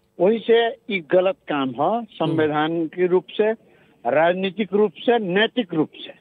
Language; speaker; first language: Bhojpuri; non-native, local second language; Maithili